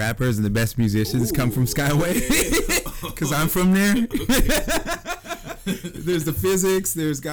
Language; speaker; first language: English; native; English